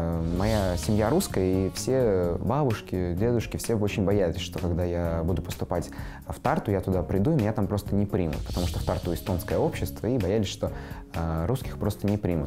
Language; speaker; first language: Russian; native; Russian